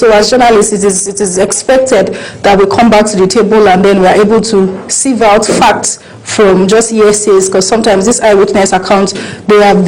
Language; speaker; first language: English; non-native, local second language; Yoruba